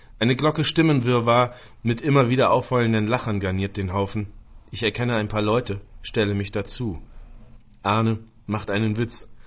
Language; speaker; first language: German; native; German